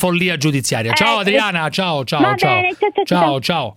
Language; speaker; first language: Italian; native; Italian